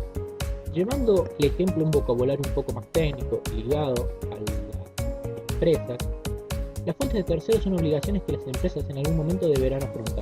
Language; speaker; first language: Spanish; native; Spanish